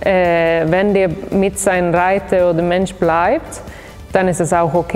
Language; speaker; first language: German; non-native, fluent; Swedish